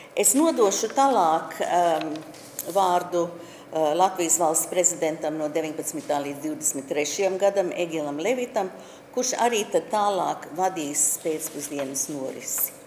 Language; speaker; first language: Latvian; early bilingual, heritage; Latvian